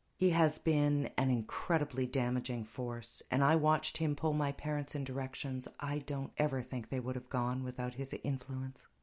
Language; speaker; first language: English; native; English